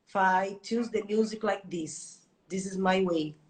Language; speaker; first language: English; non-native, learner; Portuguese